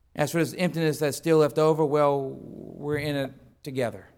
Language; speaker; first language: English; native; English